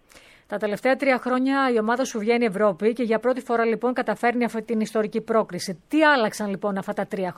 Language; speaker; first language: Greek; native; Greek